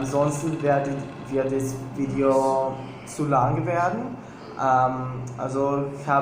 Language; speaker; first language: German; non-native, fluent; Portuguese